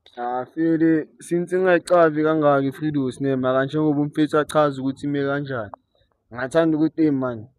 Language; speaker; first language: Zulu; native; Zulu